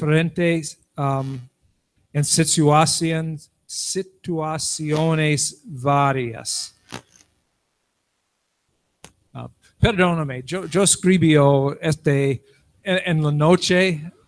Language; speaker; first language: Spanish; non-native, learner; English